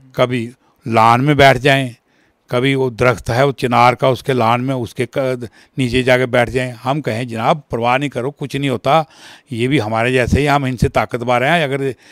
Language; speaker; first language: Hindi; non-native, local second language; Kashmiri